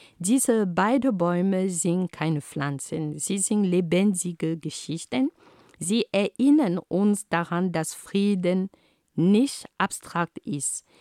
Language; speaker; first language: German; non-native, fluent; Ghomala